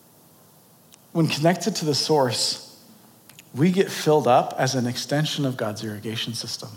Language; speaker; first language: English; native; English